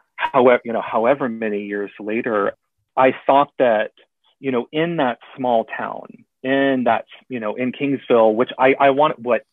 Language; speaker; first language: English; native; English